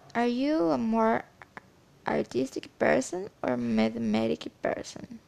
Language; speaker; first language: English; non-native, learner; Portuguese